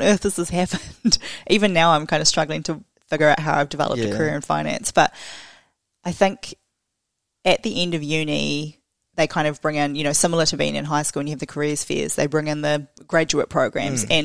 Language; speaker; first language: English; native; English